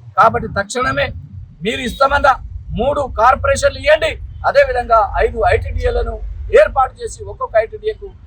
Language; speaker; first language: Telugu; non-native, local second language; Lambadi